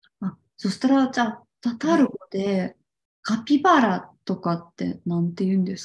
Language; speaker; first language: Japanese; non-native, fluent; Tatar